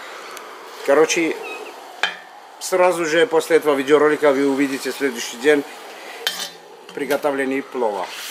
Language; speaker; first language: Russian; non-native, fluent; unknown